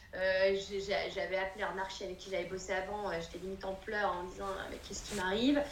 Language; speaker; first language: French; native; French